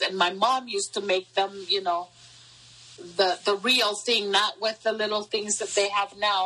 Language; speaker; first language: English; early bilingual, other home language; Spanish